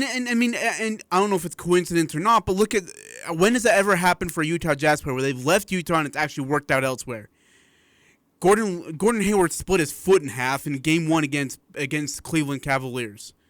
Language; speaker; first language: English; native; English